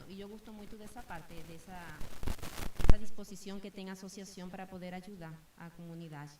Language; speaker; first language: Portuguese; non-native, fluent; Spanish